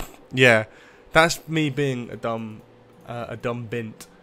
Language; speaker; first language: English; native; English